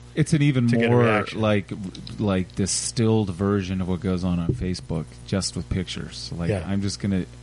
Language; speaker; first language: English; native; English